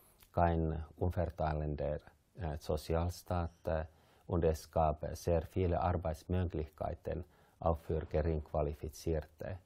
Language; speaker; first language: German; non-native, fluent; Finnish